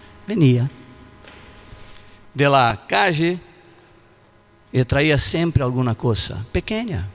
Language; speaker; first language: Spanish; non-native, learner; Portuguese